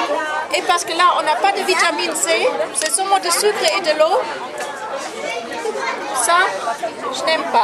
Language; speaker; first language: French; non-native, fluent; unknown